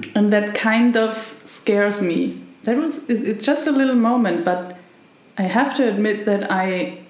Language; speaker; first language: English; non-native, fluent; German